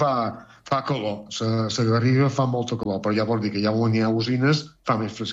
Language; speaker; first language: Catalan; native; Catalan